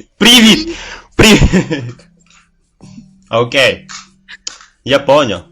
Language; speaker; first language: Russian; non-native, learner; Indonesian